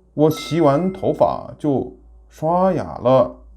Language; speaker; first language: Chinese; non-native, fluent; Korean